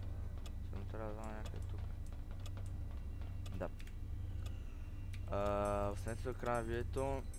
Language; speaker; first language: Bulgarian; native; Bulgarian